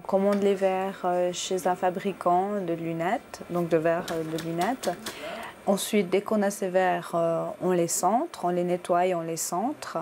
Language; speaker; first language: French; native; French